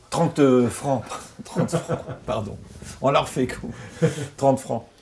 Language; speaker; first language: French; non-native, local second language; Arabic